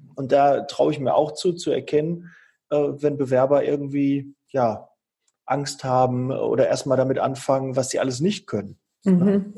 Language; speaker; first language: German; native; German